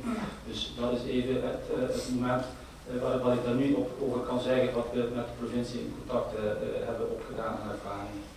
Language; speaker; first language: Dutch; native; Dutch